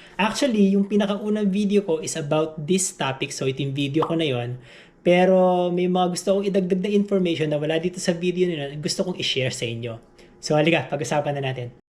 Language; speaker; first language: Filipino; native; Filipino